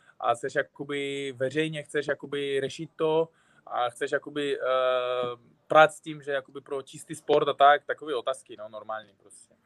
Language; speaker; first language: Czech; non-native, fluent; Uzbek